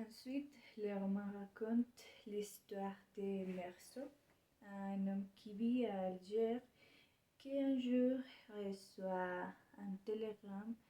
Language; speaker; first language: French; non-native, learner; Spanish